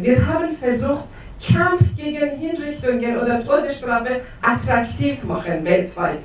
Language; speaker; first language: German; non-native, fluent; Persian